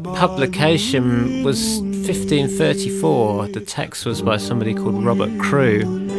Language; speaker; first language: English; native; English